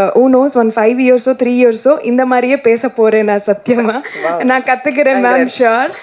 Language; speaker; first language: Tamil; non-native, learner; Kannada